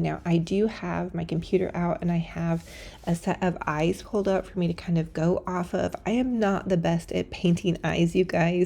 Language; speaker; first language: English; native; English